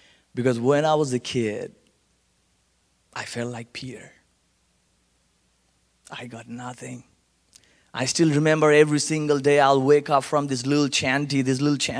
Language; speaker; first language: English; non-native, local second language; Bangla